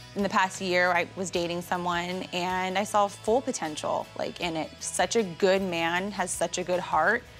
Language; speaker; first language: English; native; English